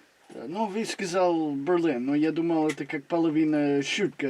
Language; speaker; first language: Russian; non-native, learner; English